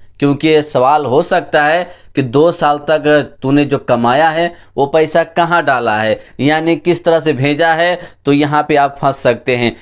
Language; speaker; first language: Hindi; native; Hindi